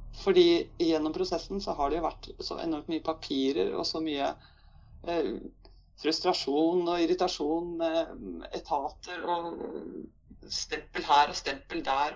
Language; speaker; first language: Norwegian; native; Norwegian